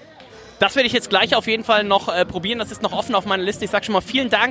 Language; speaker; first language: German; native; German